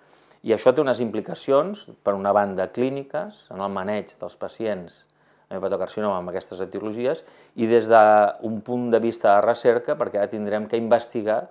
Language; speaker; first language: Catalan; native; Catalan